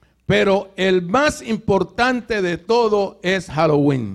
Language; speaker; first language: Spanish; native; Spanish